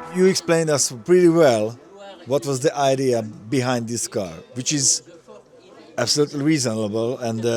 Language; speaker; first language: English; non-native, fluent; Hungarian